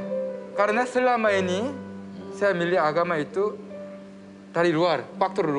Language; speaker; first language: Indonesian; non-native, fluent; Korean